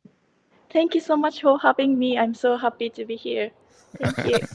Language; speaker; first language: English; non-native, learner; Japanese